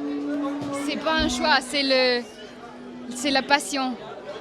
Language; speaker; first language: French; non-native, local second language; German